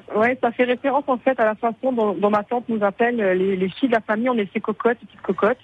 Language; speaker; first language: French; native; French